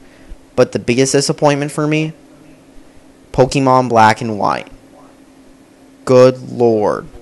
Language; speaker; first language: English; native; English